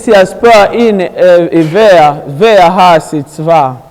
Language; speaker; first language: Danish; non-native, learner; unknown